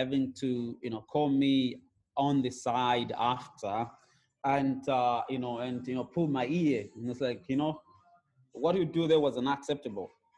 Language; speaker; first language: English; non-native, local second language; Shona